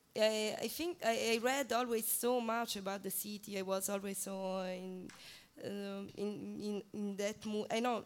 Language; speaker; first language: English; non-native, learner; Italian